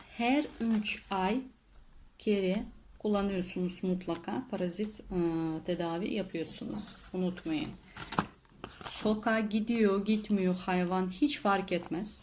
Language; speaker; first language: Turkish; non-native, learner; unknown